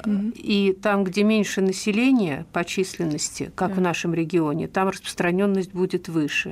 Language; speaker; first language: Russian; native; Russian